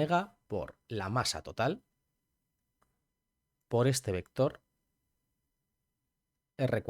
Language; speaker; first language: Spanish; native; Spanish